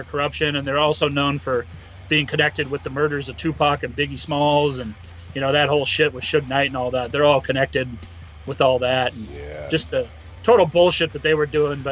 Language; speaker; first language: English; native; English